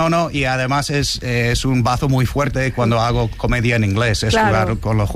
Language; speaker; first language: Spanish; non-native, fluent; English